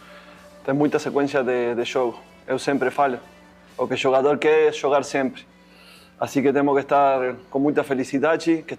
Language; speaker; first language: Portuguese; non-native, fluent; Spanish